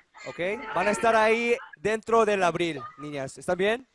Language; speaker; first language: Spanish; non-native, learner; Korean